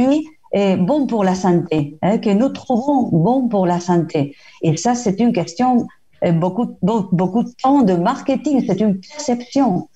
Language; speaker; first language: French; non-native, fluent; Spanish